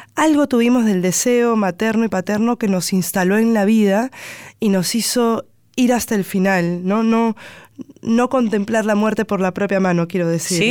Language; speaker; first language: Spanish; native; Spanish